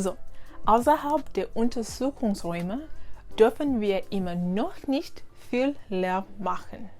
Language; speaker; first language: German; non-native, learner; English